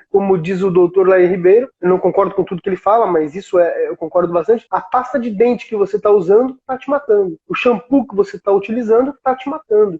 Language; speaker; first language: Portuguese; native; Portuguese